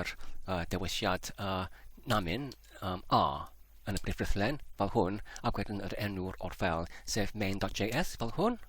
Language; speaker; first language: Welsh; non-native, learner; English